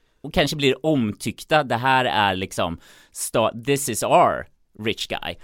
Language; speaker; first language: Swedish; native; Swedish